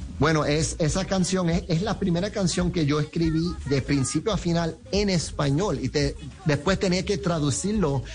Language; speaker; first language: Spanish; early bilingual, heritage; Spanish